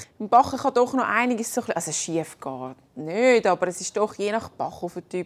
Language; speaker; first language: German; native; German